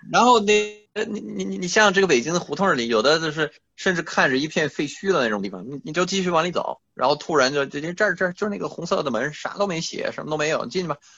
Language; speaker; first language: Chinese; non-native, fluent; French